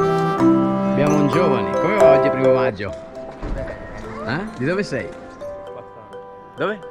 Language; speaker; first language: Italian; non-native, learner; Sinhala